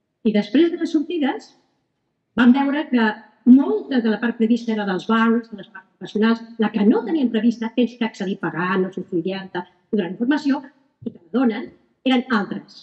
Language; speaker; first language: Catalan; native; Catalan